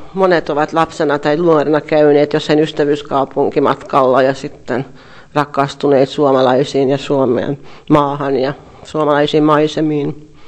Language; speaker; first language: Finnish; non-native, fluent; Hungarian